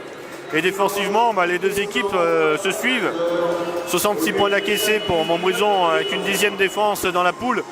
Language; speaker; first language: French; native; French